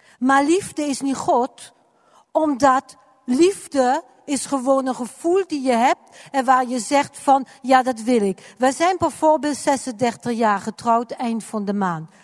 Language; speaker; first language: Dutch; non-native, fluent; French